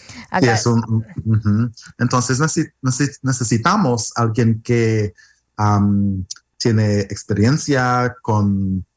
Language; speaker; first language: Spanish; non-native, learner; English